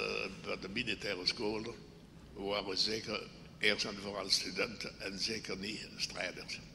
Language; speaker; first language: Dutch; non-native, local second language; French